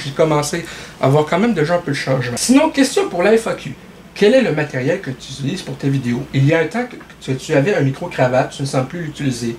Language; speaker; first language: French; native; French